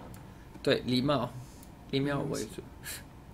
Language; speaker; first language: Chinese; non-native, fluent; English